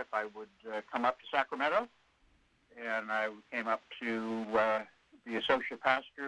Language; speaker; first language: English; native; English